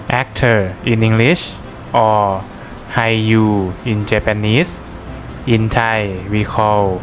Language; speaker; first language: English; non-native, fluent; Thai